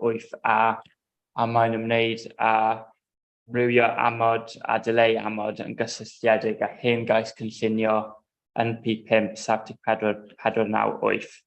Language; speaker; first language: Welsh; non-native, local second language; English